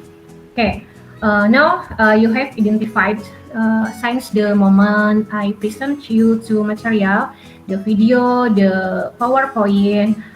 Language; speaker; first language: English; non-native, learner; Indonesian